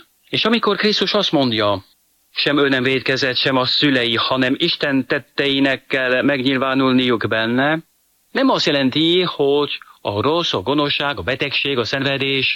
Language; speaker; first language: Hungarian; non-native, fluent; French